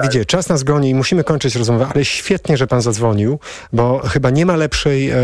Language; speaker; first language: Polish; native; Polish